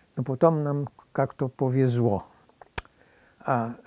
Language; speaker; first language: Russian; non-native, fluent; Polish